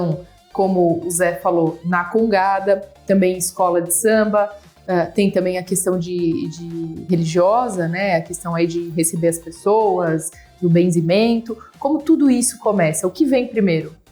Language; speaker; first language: Portuguese; native; Portuguese